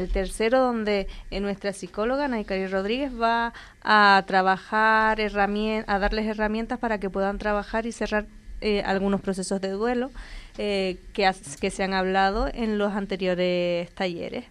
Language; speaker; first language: Spanish; native; Spanish